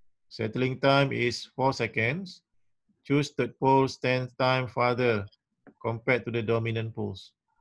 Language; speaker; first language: English; non-native, local second language; Malay